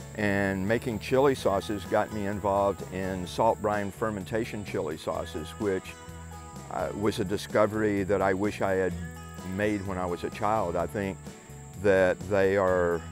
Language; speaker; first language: English; native; English